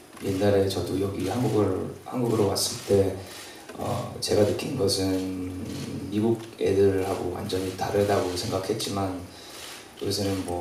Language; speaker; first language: Korean; early bilingual, heritage; English